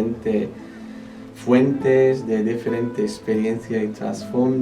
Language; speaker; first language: Spanish; non-native, fluent; English